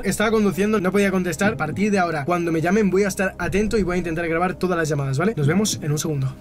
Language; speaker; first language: Spanish; native; Spanish